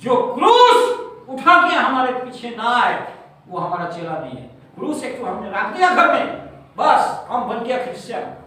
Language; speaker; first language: Hindi; non-native, local second language; Bangla